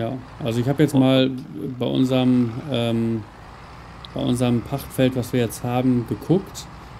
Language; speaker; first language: German; native; German